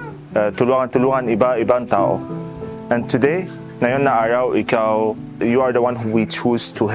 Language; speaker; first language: Filipino; non-native, learner; Arabic